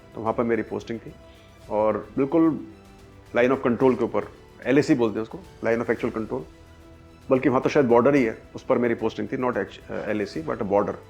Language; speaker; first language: Hindi; native; Hindi